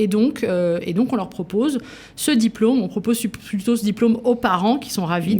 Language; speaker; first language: French; native; French